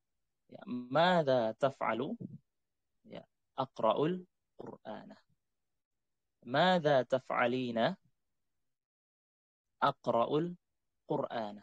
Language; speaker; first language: Arabic; non-native, fluent; Indonesian